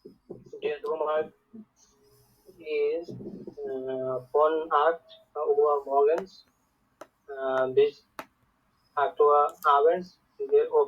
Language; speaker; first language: German; non-native, learner; Bangla